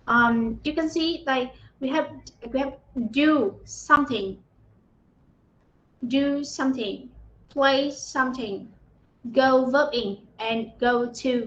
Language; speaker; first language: English; non-native, fluent; Vietnamese